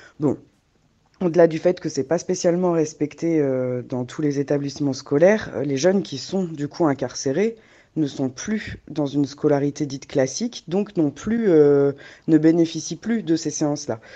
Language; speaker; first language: French; native; French